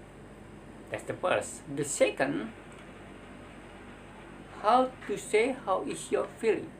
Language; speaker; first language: English; non-native, learner; Indonesian